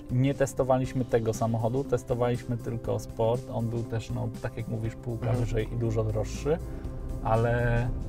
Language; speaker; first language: Polish; early bilingual, heritage; Polish